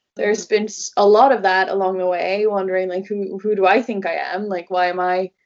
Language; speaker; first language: English; non-native, fluent; Norwegian